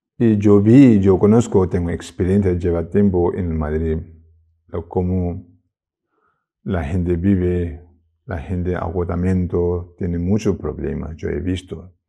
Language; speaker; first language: Spanish; non-native, learner; Tibetan